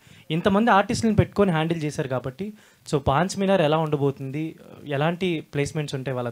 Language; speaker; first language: Telugu; native; Telugu